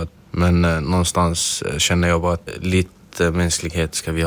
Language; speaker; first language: Swedish; non-native, fluent; Arabic